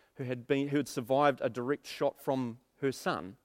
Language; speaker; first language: English; native; English